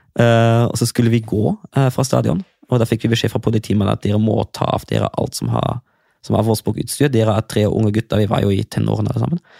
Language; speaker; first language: Norwegian; non-native, fluent; German